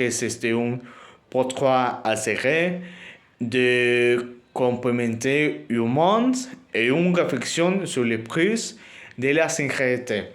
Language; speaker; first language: French; non-native, learner; Spanish